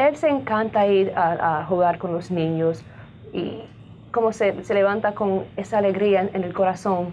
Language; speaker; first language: Spanish; early bilingual, heritage; Spanish